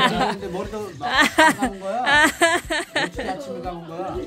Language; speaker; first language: Korean; native; Korean